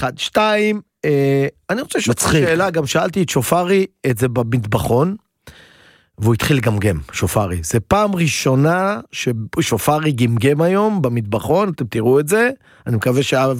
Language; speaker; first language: Hebrew; native; Hebrew